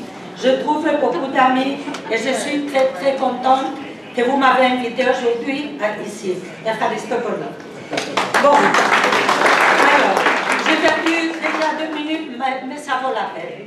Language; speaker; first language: French; non-native, fluent; Spanish